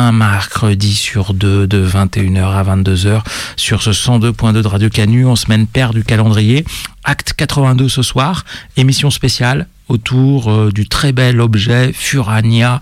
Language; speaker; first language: French; native; French